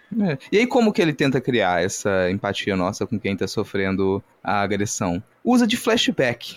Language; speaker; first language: Portuguese; native; Portuguese